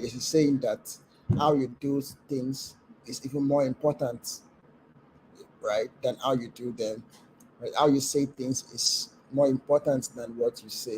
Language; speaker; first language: English; non-native, local second language; Yoruba